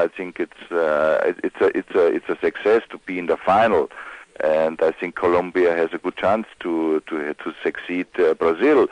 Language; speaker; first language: English; non-native, fluent; German